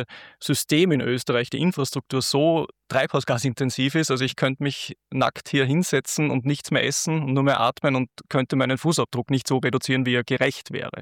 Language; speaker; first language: German; native; German